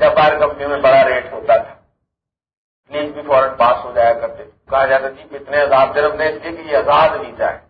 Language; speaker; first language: Urdu; non-native, local second language; Punjabi